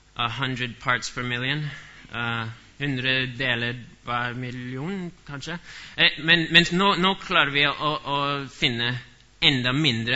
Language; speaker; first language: Swedish; non-native, fluent; English